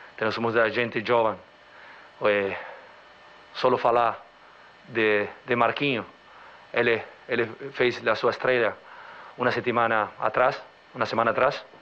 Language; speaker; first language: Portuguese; non-native, learner; Spanish